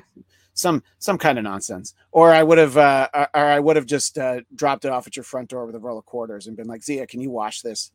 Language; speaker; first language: English; native; English